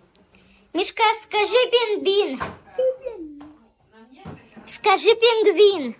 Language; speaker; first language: Russian; early bilingual, heritage; Russian